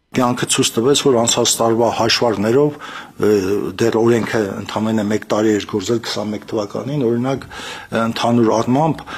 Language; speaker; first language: Armenian; native; Armenian